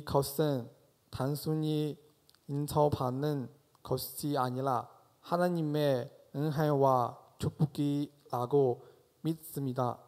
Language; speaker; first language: Korean; non-native, fluent; Chinese